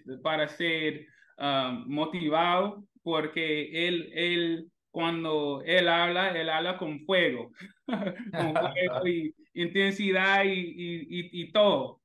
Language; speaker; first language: Spanish; non-native, learner; English